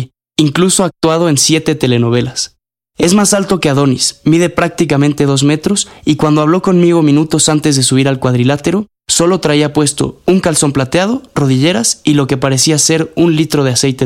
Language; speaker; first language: Spanish; native; Spanish